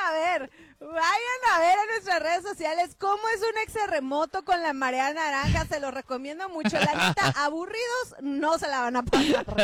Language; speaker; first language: Spanish; native; Spanish